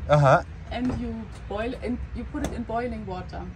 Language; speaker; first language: English; non-native, fluent; German